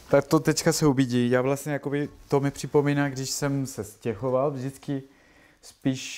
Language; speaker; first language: Czech; non-native, learner; Spanish